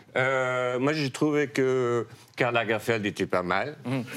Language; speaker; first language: French; non-native, fluent; Dutch